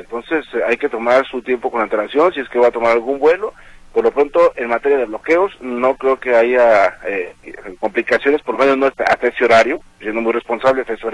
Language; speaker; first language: Spanish; native; Spanish